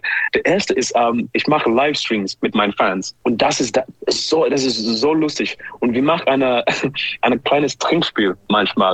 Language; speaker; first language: German; non-native, learner; English